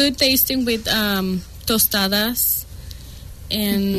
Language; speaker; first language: English; non-native, learner; Spanish